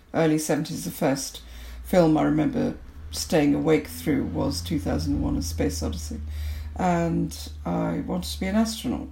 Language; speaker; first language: English; non-native, local second language; Bangla